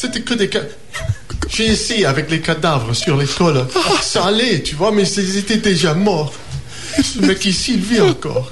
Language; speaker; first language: French; non-native, fluent; English